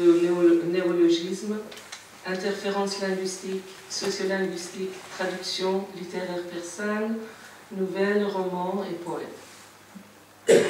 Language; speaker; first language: French; non-native, fluent; Persian